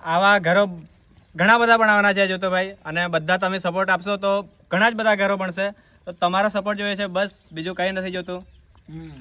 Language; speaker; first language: Gujarati; native; Gujarati